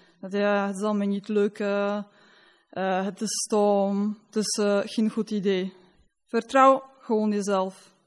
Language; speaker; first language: Dutch; non-native, fluent; Polish